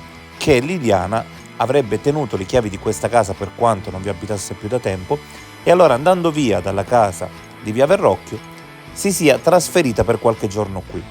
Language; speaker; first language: Italian; native; Italian